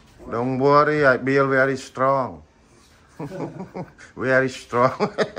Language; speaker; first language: English; non-native, learner; Khmer